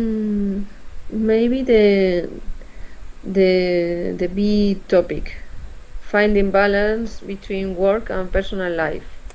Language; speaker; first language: English; non-native, learner; Spanish